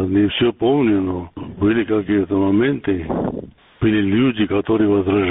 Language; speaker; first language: Russian; non-native, local second language; Georgian